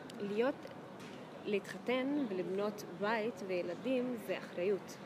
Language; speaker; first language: Hebrew; non-native, local second language; Arabic